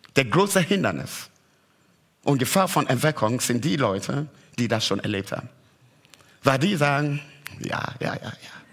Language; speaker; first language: German; non-native, fluent; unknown